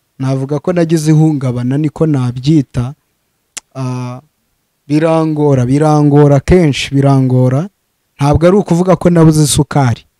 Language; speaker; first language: Kinyarwanda; native; Kinyarwanda